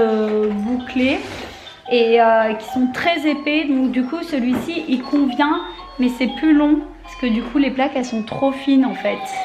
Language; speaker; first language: French; native; French